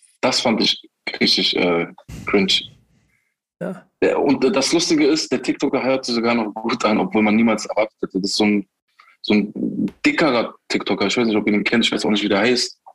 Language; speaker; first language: German; early bilingual, other home language; Turkish